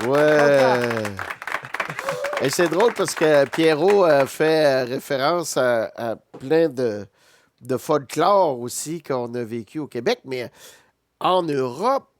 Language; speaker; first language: French; native; French